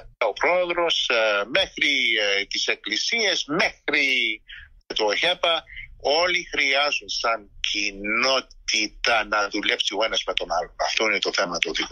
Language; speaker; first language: Greek; early bilingual, heritage; Greek